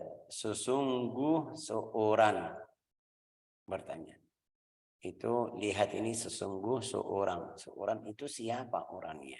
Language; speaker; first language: Indonesian; non-native, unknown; Arabic